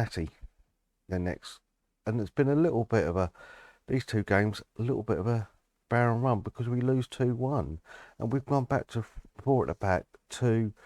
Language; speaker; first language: English; native; English